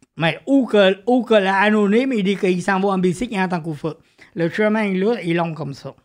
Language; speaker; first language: French; non-native, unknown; Vietnamese